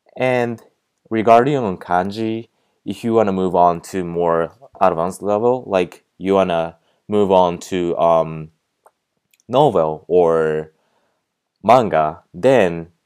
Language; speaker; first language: English; non-native, fluent; Japanese